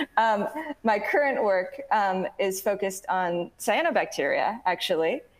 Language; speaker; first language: English; native; English